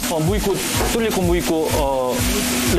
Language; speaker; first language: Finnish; non-native, learner; Korean